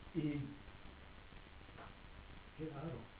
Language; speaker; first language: Spanish; non-native, fluent; English